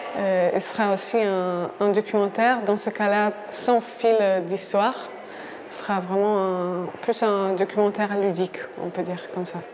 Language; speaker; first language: French; non-native, fluent; Polish